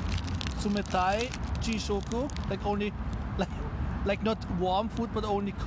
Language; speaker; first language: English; non-native, fluent; German